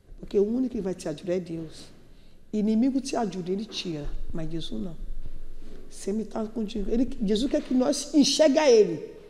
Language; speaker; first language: Portuguese; non-native, learner; Yoruba